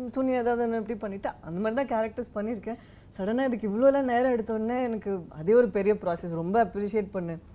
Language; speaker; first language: Tamil; non-native, local second language; Badaga